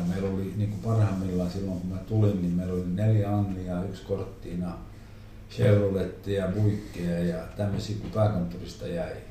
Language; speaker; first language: Finnish; non-native, local second language; Swedish